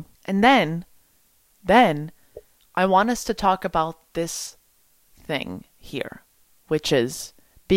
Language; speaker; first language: English; native; English